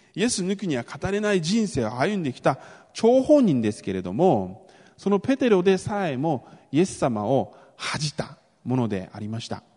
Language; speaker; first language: Japanese; early bilingual, other home language; Korean